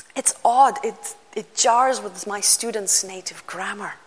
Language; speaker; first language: English; non-native, fluent; Lithuanian